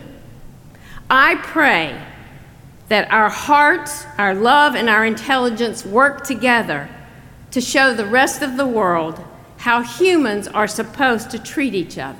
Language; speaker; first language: English; native; English